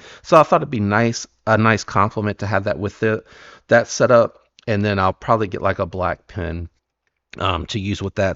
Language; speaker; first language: English; native; English